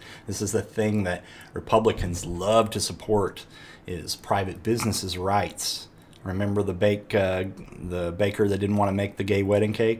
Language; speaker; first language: English; native; English